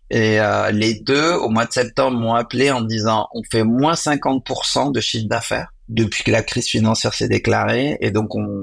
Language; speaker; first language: French; native; French